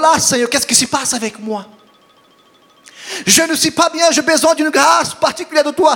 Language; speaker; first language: French; non-native, fluent; Portuguese